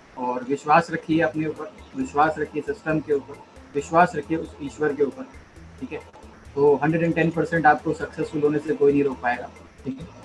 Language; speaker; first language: Hindi; early bilingual, other home language; Nepali